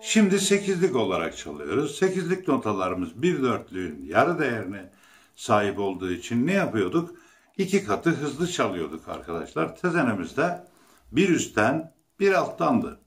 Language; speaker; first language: Turkish; native; Turkish